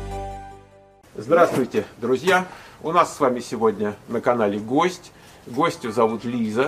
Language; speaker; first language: Russian; native; Russian